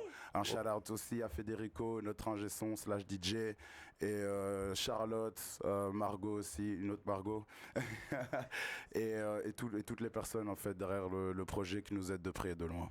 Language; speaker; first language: French; native; French